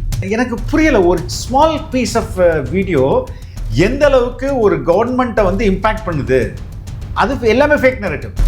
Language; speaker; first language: Tamil; native; Tamil